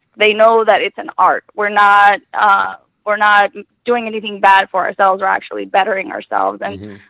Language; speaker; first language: English; early bilingual, other home language; Spanish